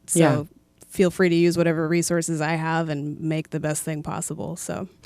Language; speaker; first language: English; native; English